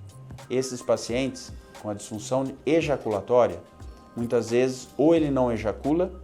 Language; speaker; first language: Portuguese; native; Portuguese